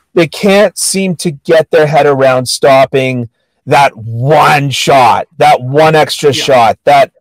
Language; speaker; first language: English; native; English